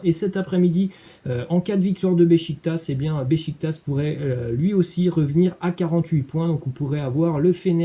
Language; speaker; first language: French; native; French